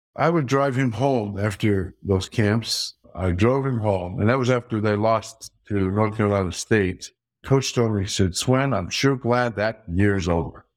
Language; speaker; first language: English; early bilingual, other home language; Dutch